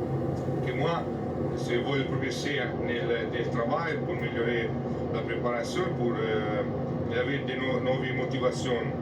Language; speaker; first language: French; non-native, learner; Italian